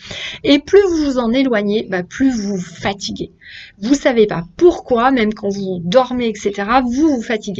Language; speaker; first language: French; native; French